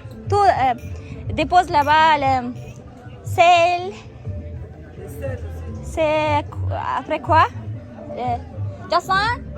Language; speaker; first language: French; non-native, learner; Kazakh